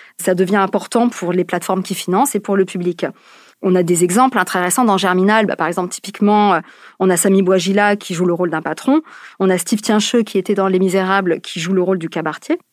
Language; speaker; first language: French; native; French